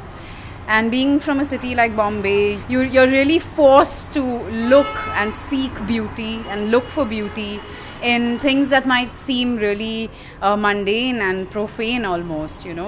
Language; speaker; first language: English; non-native, local second language; Hindi